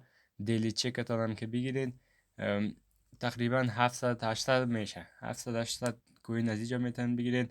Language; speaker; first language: Persian; native; Persian